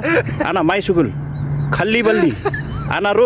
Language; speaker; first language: Arabic; non-native, learner; Bangla